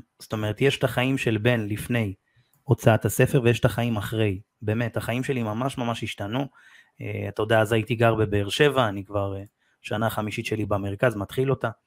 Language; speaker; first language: Hebrew; native; Hebrew